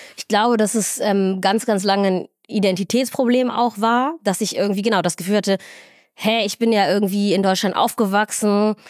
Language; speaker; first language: German; early bilingual, other home language; Somali